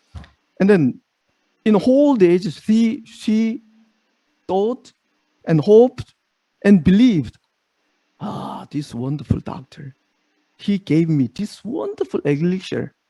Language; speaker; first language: English; non-native, fluent; Korean